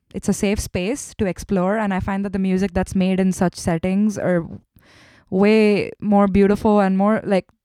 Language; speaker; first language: English; non-native, local second language; Tamil